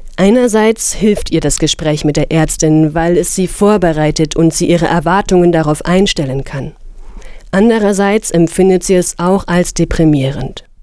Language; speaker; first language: German; native; German